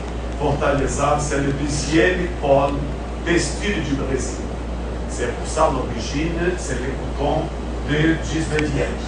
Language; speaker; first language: French; non-native, fluent; Portuguese